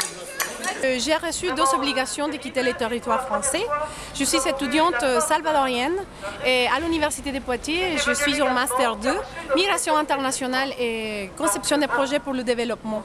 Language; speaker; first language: French; non-native, fluent; Spanish